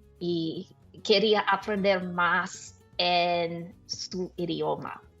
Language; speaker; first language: Spanish; non-native, learner; English